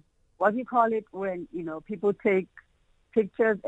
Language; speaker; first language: English; non-native, local second language; Xhosa